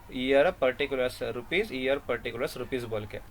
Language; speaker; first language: Hindi; non-native, local second language; Kannada